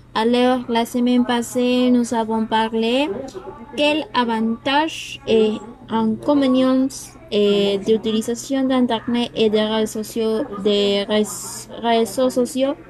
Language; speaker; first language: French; non-native, learner; Spanish